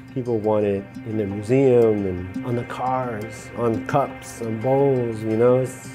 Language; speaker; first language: English; native; English